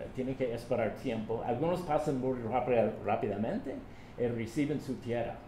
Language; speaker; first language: Spanish; non-native, fluent; English